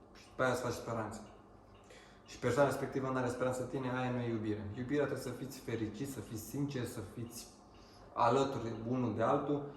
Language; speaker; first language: Romanian; early bilingual, heritage; Romanian